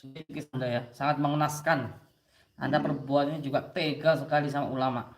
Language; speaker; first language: Indonesian; native; Indonesian